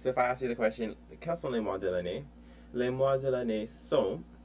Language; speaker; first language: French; non-native, fluent; English